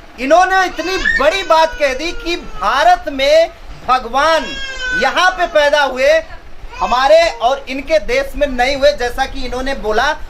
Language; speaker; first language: Hindi; native; Hindi